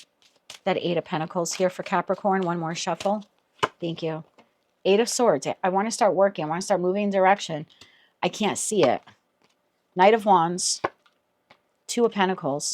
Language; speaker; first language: English; native; English